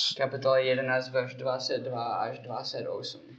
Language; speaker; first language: Czech; non-native, learner; English